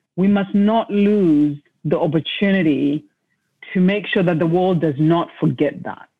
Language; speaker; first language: English; non-native, local second language; Shona